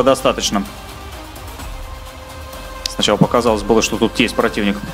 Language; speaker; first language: Russian; native; Russian